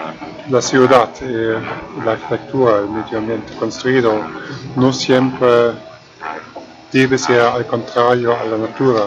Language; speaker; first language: Spanish; non-native, fluent; German